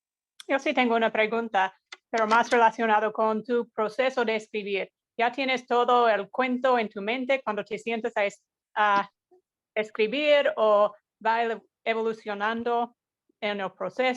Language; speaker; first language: Spanish; non-native, fluent; English